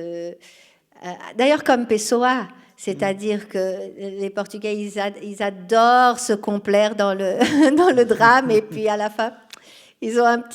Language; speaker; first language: French; non-native, fluent; Portuguese